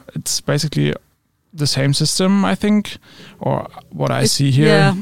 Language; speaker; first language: English; non-native, fluent; German